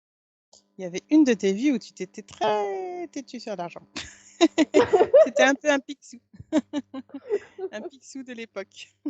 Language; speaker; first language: French; native; French